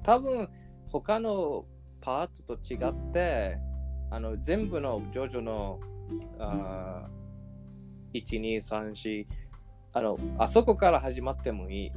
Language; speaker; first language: Japanese; non-native, learner; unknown